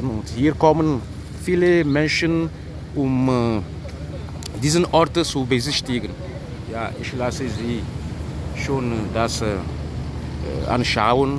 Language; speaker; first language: German; non-native, fluent; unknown